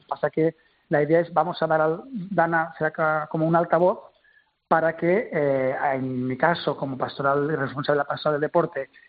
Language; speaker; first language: Spanish; native; Spanish